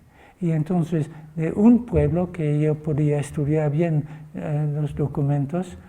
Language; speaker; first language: Spanish; non-native, fluent; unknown